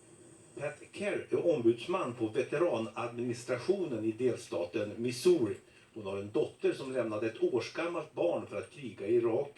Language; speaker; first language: Swedish; native; Swedish